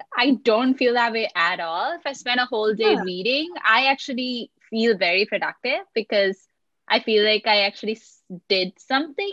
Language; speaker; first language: English; non-native, local second language; Sinhala